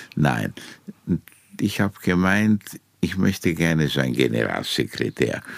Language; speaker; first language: German; non-native, fluent; Romanian